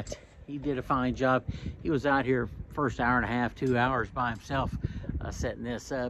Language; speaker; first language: English; native; English